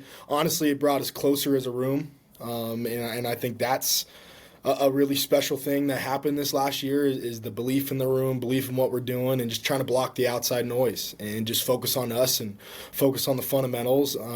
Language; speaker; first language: English; native; English